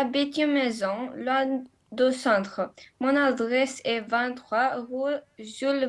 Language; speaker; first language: French; non-native, learner; Romanian